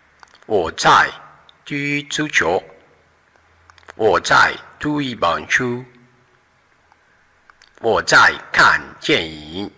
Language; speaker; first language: Chinese; non-native, fluent; Portuguese